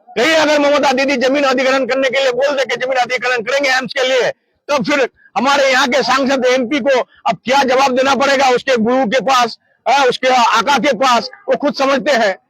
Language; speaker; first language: Hindi; non-native, local second language; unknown